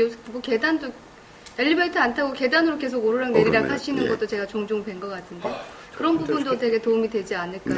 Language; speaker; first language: Korean; native; Korean